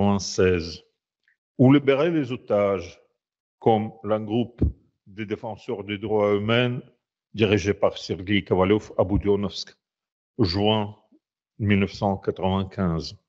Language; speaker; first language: French; non-native, fluent; Russian